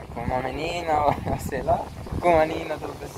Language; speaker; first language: Portuguese; non-native, fluent; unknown